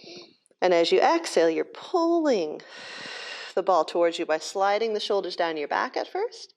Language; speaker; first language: English; native; English